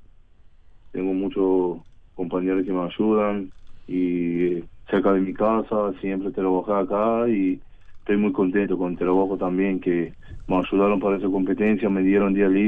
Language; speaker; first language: Spanish; non-native, learner; Persian